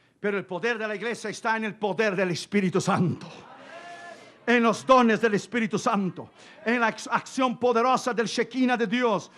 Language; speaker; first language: Spanish; non-native, fluent; Portuguese